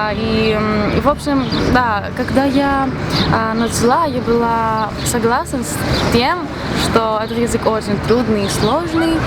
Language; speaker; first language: Russian; non-native, fluent; Greek